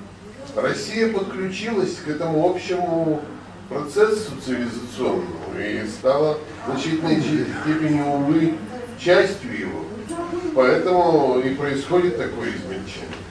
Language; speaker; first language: Russian; native; Russian